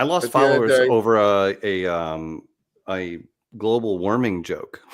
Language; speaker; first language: English; native; English